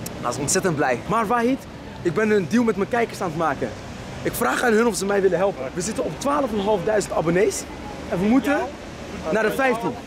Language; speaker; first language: Dutch; native; Dutch